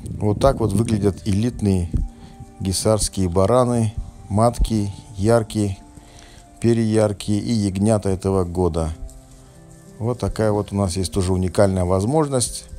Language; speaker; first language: Russian; non-native, local second language; Tajik